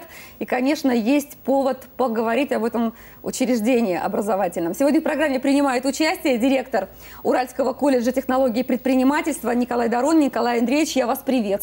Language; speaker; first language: Russian; native; Russian